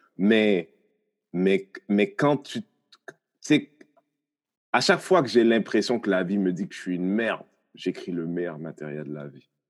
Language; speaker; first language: French; early bilingual, other home language; Haitian Creole